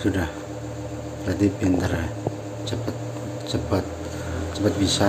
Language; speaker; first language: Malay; non-native, local second language; Javanese